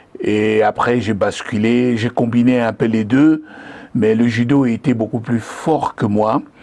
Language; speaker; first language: French; non-native, local second language; Lingala